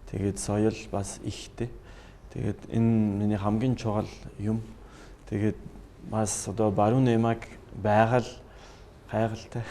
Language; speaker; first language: Mongolian; non-native, learner; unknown